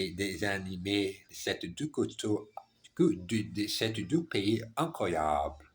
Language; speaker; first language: French; non-native, learner; German